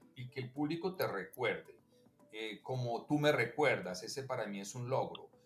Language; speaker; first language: Spanish; native; Spanish